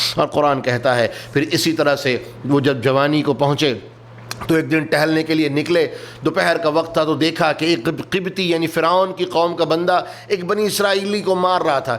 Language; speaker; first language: Urdu; native; Urdu